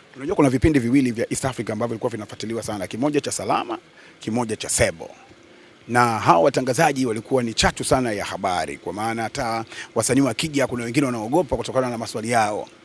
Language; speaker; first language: Swahili; native; Swahili